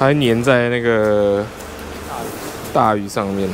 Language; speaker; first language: Chinese; native; Chinese